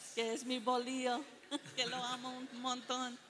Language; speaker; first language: Spanish; early bilingual, heritage; Spanish